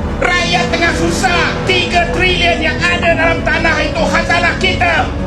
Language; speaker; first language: Malay; native; Malay